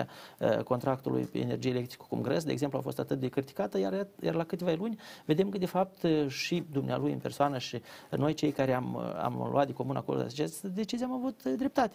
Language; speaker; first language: Romanian; native; Romanian